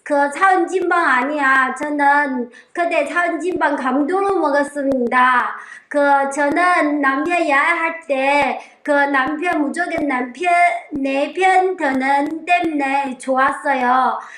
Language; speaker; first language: Korean; non-native, learner; Chinese